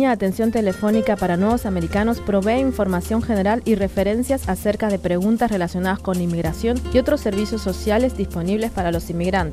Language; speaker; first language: Spanish; native; Spanish